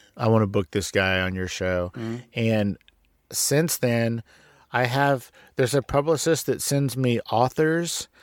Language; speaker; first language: English; native; English